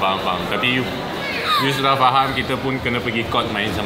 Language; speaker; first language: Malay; non-native, local second language; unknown